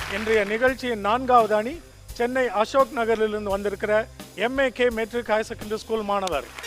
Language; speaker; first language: Tamil; native; Tamil